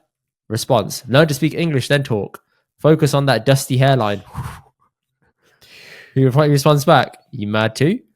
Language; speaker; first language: English; early bilingual, other home language; Punjabi